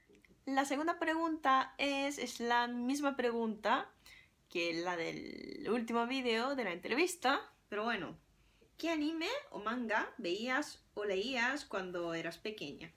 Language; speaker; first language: Spanish; non-native, fluent; Japanese